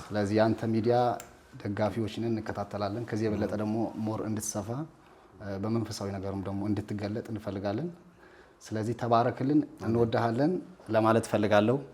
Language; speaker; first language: Amharic; non-native, local second language; Tigrinya